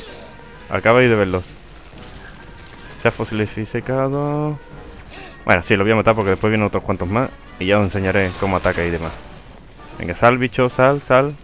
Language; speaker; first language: Spanish; native; Spanish